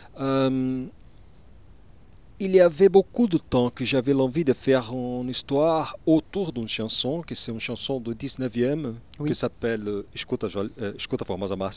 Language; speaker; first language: French; non-native, learner; Portuguese